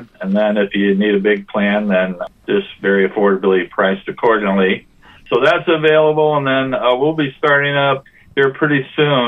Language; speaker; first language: English; native; English